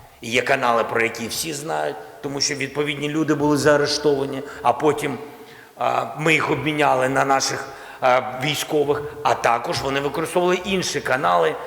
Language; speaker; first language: Ukrainian; non-native, local second language; Russian